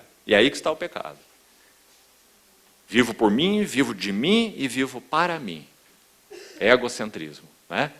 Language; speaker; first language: Portuguese; native; Portuguese